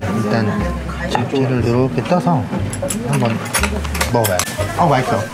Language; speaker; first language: Korean; native; Korean